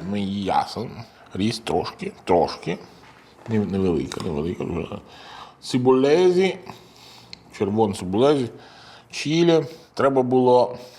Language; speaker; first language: Ukrainian; non-native, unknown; Italian